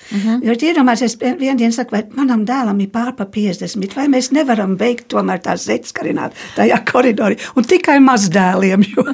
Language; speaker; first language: Latvian; early bilingual, heritage; Latvian